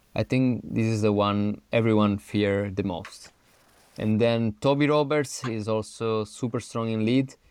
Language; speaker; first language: English; non-native, fluent; Italian